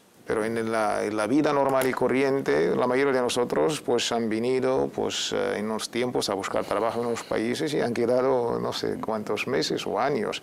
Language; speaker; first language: Spanish; native; Spanish